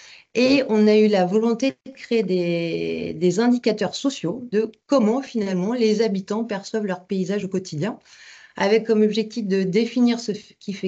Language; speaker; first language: French; native; French